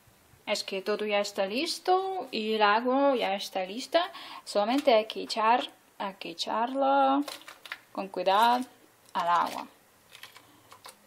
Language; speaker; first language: Spanish; non-native, fluent; Ukrainian